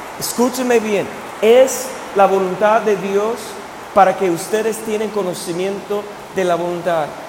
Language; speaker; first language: Spanish; non-native, fluent; English